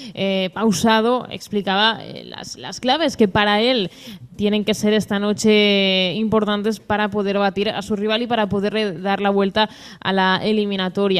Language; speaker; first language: Spanish; native; Spanish